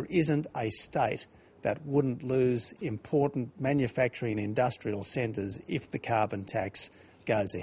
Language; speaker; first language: English; native; English